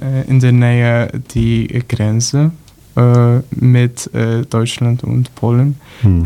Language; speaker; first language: German; non-native, learner; Polish